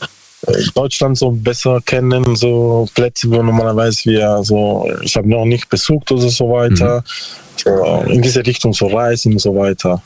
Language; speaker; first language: German; non-native, learner; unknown